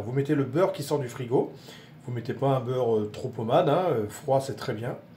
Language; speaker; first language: French; native; French